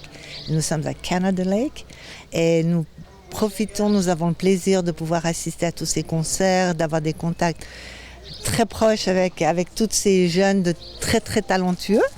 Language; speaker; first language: French; native; French